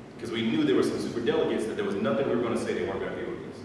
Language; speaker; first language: English; native; English